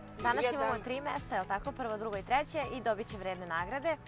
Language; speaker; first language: Serbian; native; Serbian